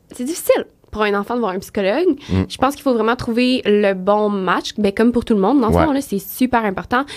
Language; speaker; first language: French; native; French